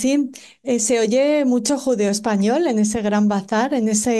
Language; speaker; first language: Spanish; native; Spanish